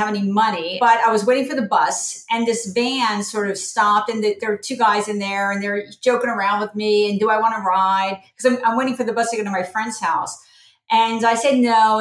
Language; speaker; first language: English; native; English